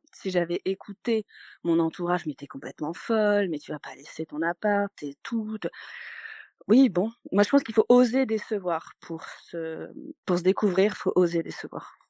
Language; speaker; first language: French; native; French